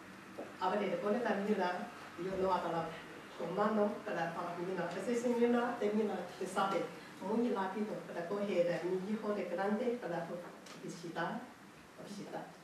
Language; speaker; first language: Spanish; non-native, learner; Chinese